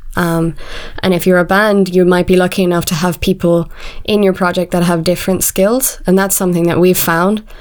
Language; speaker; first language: English; native; English